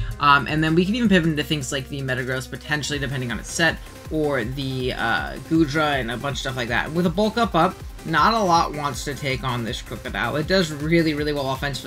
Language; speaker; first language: English; native; English